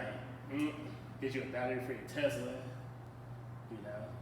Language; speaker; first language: English; native; English